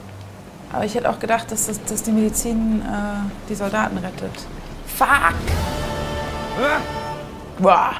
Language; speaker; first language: German; native; German